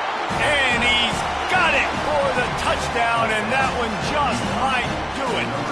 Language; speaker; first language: English; native; English